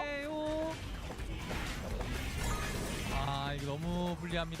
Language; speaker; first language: Korean; native; Korean